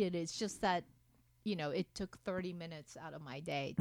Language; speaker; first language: English; non-native, fluent; Japanese